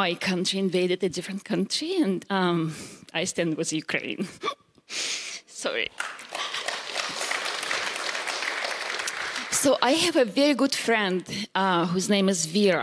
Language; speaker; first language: English; non-native, fluent; Russian